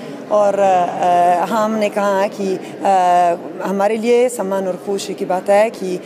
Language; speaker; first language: Hindi; non-native, fluent; Italian